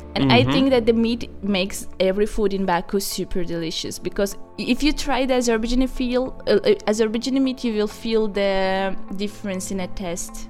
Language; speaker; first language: English; non-native, fluent; Azerbaijani